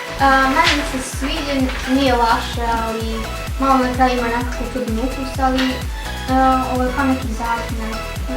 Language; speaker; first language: Bosnian; native; Bosnian